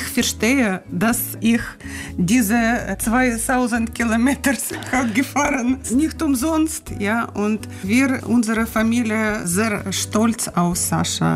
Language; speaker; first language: German; non-native, learner; Russian